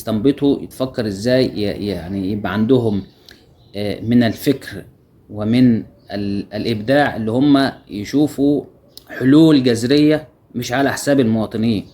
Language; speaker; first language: Arabic; native; Arabic